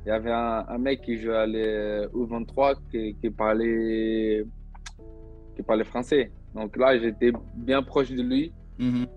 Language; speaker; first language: French; non-native, learner; Portuguese